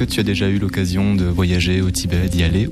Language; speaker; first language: French; native; French